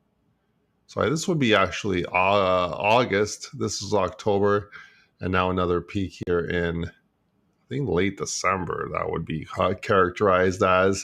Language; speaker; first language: English; native; English